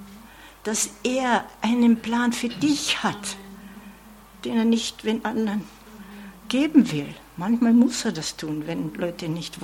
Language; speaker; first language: German; non-native, fluent; English